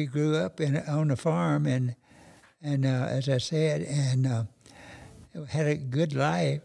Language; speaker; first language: English; native; English